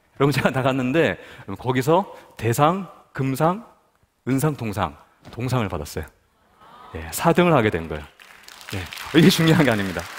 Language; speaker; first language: Korean; native; Korean